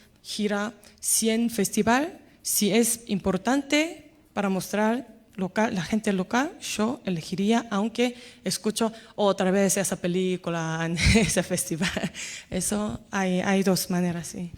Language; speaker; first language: Spanish; non-native, learner; Korean